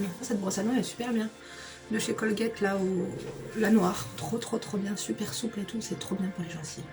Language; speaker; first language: French; native; French